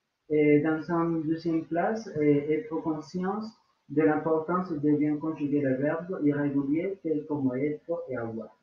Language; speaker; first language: French; non-native, learner; Spanish